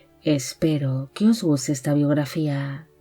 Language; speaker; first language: Spanish; native; Spanish